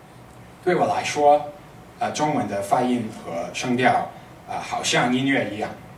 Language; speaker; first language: Chinese; non-native, fluent; English